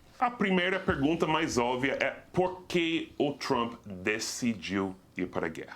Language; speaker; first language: Portuguese; non-native, fluent; English